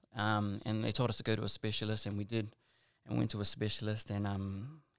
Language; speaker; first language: English; native; English